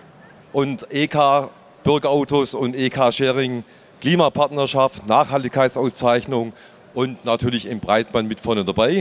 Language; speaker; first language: German; native; German